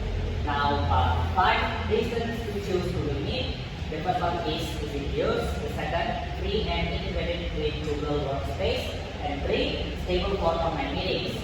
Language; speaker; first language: English; non-native, learner; Indonesian